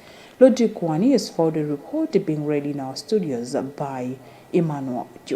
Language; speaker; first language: English; non-native, local second language; Nyanja